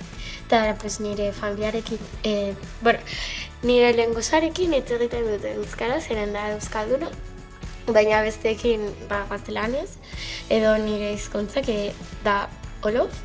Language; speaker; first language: Basque; early bilingual, other home language; Wolof